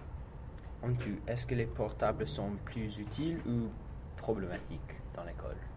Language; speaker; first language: French; non-native, learner; English